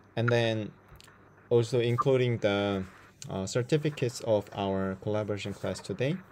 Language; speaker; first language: English; non-native, fluent; Korean